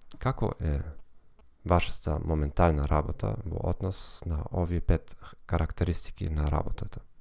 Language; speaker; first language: Macedonian; non-native, learner; German